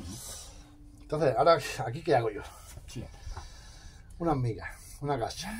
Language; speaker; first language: Spanish; native; Spanish